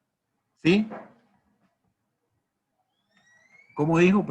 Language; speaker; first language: Spanish; native; Spanish